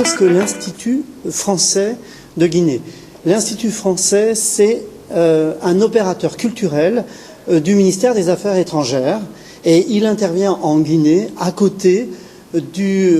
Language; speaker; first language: French; native; French